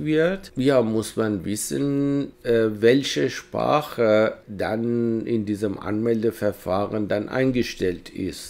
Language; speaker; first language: German; non-native, fluent; Persian